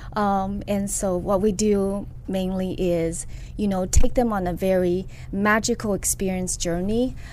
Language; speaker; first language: English; early bilingual, other home language; Chinese